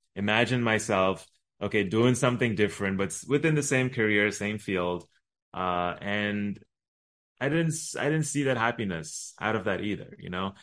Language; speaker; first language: English; early bilingual, other home language; Arabic